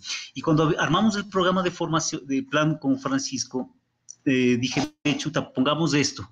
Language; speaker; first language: Spanish; native; Spanish